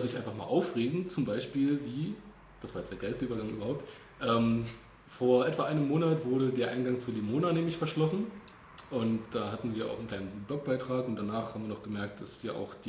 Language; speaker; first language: German; native; German